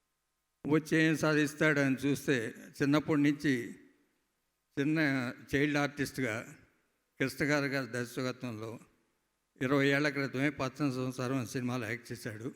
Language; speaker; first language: Telugu; native; Telugu